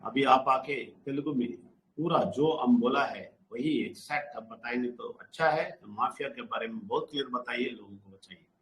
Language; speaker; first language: Hindi; non-native, local second language; Telugu